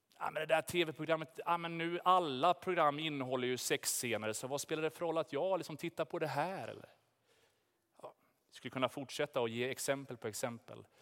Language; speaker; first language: Swedish; native; Swedish